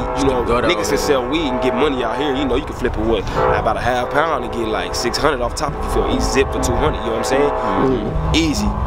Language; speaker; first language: English; native; English